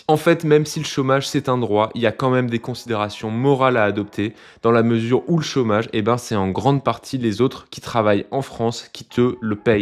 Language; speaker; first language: French; native; French